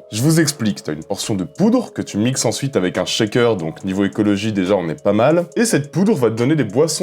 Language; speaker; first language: French; native; French